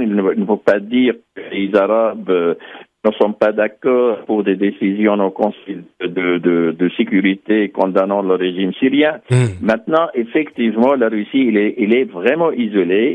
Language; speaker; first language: French; non-native, fluent; Arabic